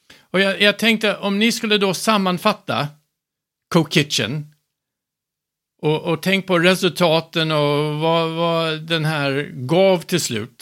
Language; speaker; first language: Swedish; non-native, fluent; English